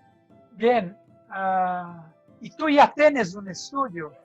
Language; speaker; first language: Spanish; non-native, fluent; Portuguese